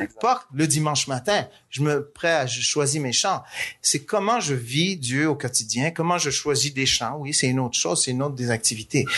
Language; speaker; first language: French; native; French